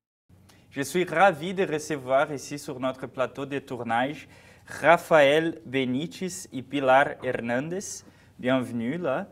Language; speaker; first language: French; non-native, fluent; Portuguese